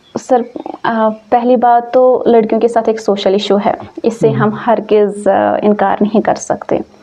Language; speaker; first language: Urdu; non-native, local second language; Kashmiri